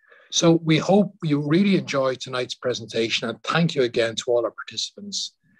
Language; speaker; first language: English; native; English